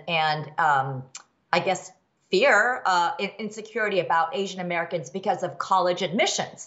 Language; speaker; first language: English; early bilingual, other home language; Chinese